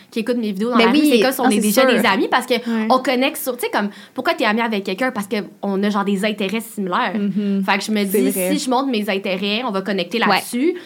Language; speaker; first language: French; native; French